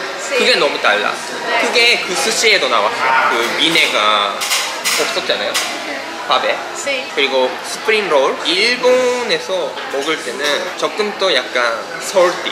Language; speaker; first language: Korean; non-native, fluent; Japanese